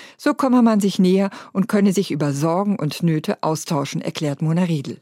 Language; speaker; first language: German; native; German